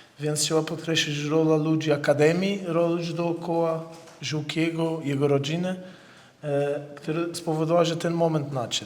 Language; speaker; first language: Polish; non-native, fluent; Portuguese